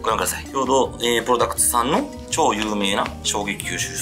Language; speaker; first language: Japanese; native; Japanese